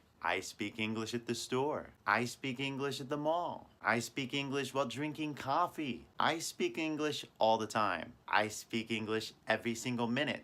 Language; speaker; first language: English; non-native, fluent; Japanese